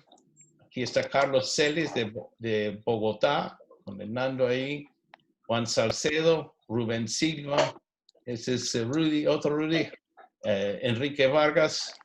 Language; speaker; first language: Spanish; non-native, fluent; English